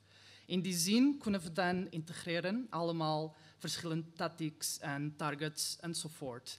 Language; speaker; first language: Dutch; non-native, fluent; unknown